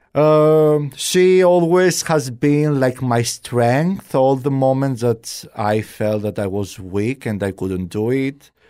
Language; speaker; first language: English; non-native, fluent; Greek